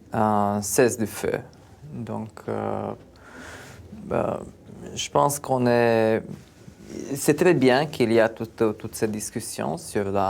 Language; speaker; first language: French; non-native, fluent; Romanian